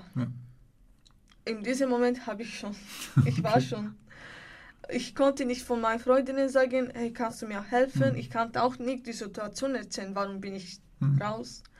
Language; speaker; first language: German; non-native, learner; Bulgarian